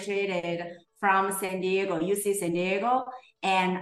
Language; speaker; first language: English; non-native, fluent; Chinese